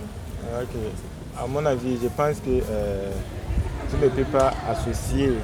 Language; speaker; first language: French; non-native, learner; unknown